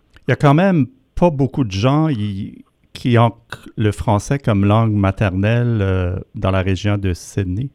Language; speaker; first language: French; native; French